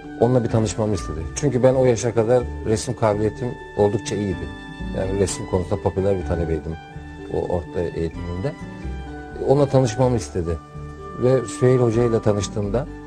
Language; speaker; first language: Turkish; native; Turkish